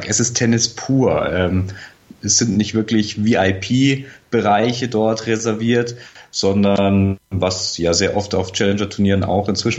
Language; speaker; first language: German; native; German